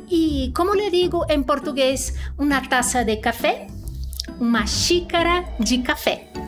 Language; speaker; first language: Portuguese; non-native, fluent; Spanish